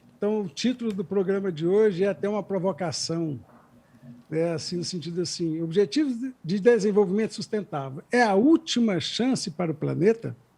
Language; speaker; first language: Portuguese; native; Portuguese